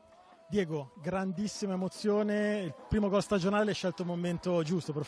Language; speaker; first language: Italian; native; Italian